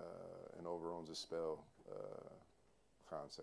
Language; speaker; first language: Dutch; non-native, learner; English